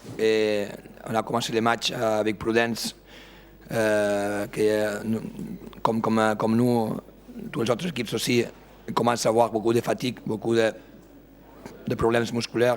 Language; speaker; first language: French; non-native, fluent; Spanish